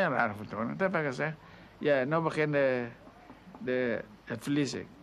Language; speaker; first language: Dutch; non-native, local second language; Indonesian